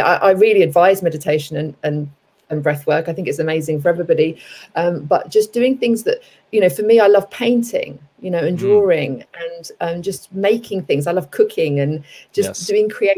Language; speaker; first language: English; native; English